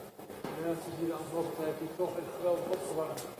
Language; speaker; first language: Dutch; native; Dutch